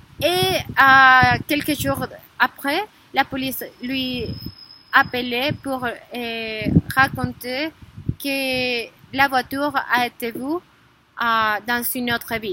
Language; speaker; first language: French; non-native, learner; Spanish